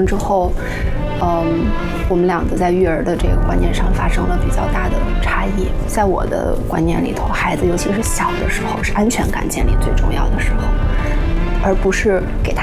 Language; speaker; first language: Chinese; native; Chinese